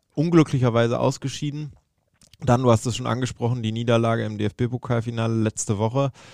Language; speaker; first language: German; native; German